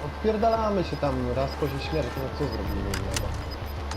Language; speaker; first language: Polish; native; Polish